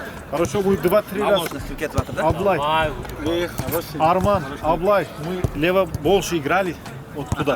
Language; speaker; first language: Russian; non-native, learner; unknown